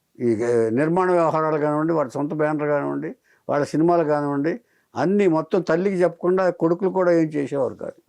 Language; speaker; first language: Telugu; native; Telugu